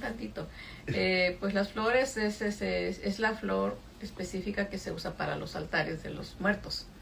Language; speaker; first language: Spanish; native; Spanish